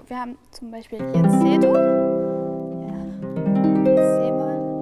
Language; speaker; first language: German; non-native, fluent; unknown